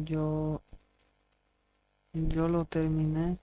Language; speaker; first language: Spanish; non-native, learner; English